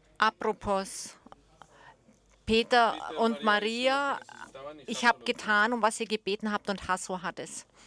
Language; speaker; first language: German; non-native, fluent; English